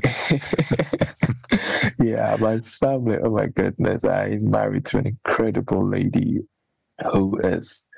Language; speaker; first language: English; non-native, local second language; Akan